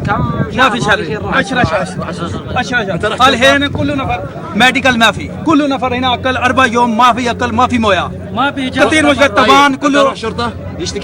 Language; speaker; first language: Arabic; non-native, learner; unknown